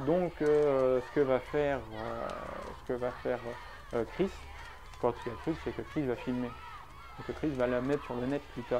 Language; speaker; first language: French; native; French